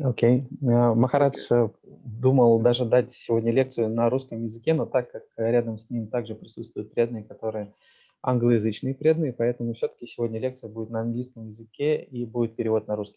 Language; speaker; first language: Russian; native; Russian